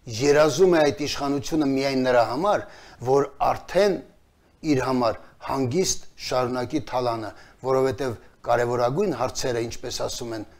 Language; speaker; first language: Armenian; native; Armenian